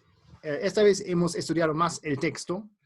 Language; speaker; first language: Spanish; non-native, fluent; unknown